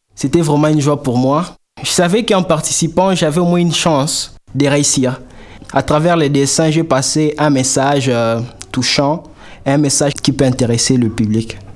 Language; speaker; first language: French; non-native, local second language; Swahili